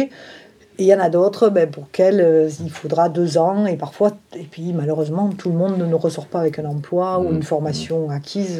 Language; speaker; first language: French; native; French